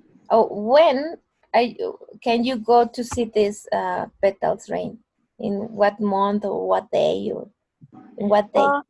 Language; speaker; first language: English; non-native, fluent; Spanish